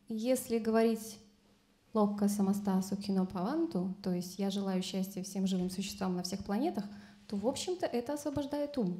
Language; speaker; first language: Russian; native; Russian